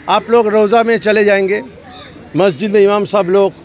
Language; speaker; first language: Hindi; non-native, local second language; Bangla